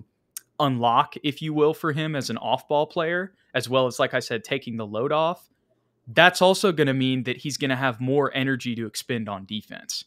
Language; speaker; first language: English; native; English